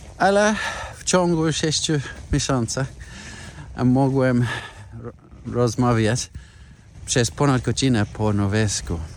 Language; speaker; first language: Polish; non-native, learner; English